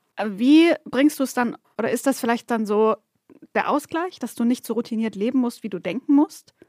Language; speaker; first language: German; native; German